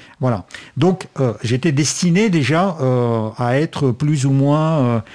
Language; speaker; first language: French; non-native, fluent; Russian